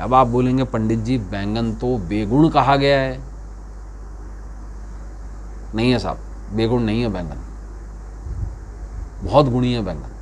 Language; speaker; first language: Hindi; native; Hindi